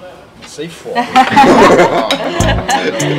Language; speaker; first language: Italian; native; Italian